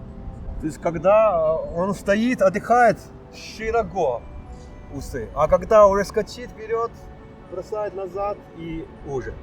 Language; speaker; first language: Russian; non-native, fluent; Chinese